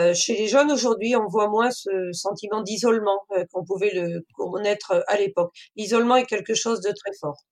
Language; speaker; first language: French; native; French